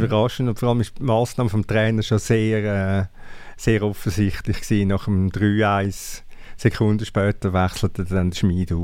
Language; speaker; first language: German; native; German